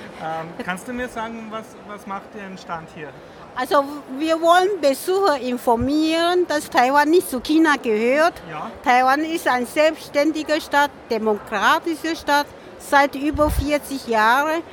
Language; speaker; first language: German; non-native, learner; Min Nan Chinese